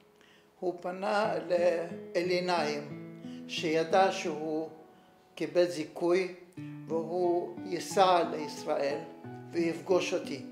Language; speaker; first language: Hebrew; non-native, fluent; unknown